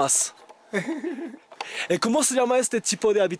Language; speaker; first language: Spanish; non-native, learner; French